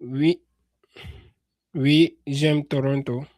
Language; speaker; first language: French; non-native, learner; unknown